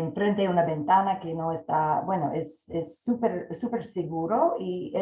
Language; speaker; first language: Spanish; non-native, fluent; English